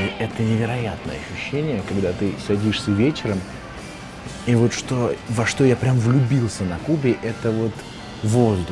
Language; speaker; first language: Russian; native; Russian